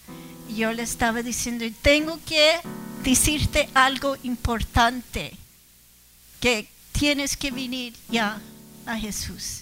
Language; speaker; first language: Spanish; early bilingual, heritage; English